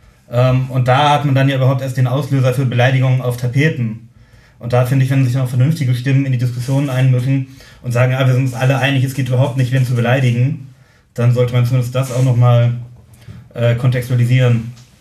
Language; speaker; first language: German; native; German